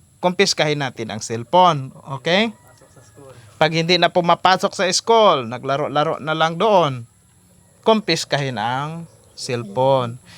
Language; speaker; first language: Filipino; native; Filipino